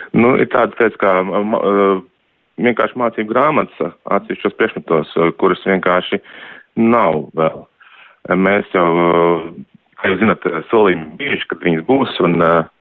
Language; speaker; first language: Latvian; native; Latvian